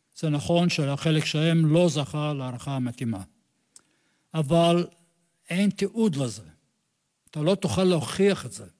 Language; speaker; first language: Hebrew; non-native, fluent; English